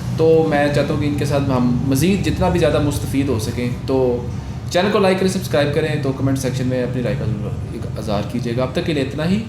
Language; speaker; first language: Urdu; non-native, local second language; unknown